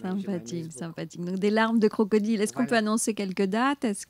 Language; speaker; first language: French; native; French